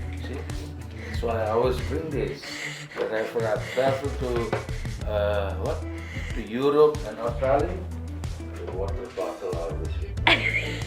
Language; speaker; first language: English; non-native, learner; Indonesian